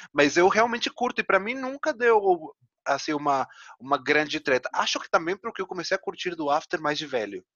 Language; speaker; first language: Portuguese; non-native, fluent; Spanish